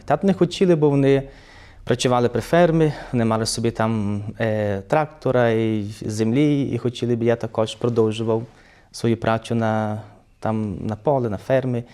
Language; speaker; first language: Ukrainian; early bilingual, heritage; Ukrainian